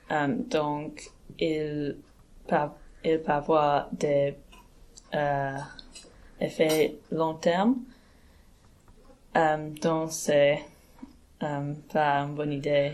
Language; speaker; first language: French; non-native, learner; English